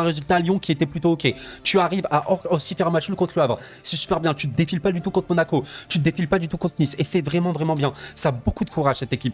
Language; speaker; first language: French; native; French